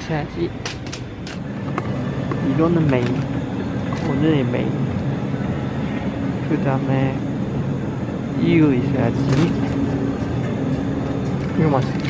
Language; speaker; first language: Korean; non-native, learner; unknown